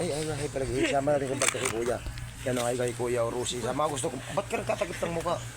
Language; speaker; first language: Filipino; non-native, local second language; Cebuano